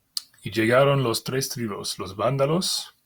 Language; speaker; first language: Spanish; non-native, fluent; English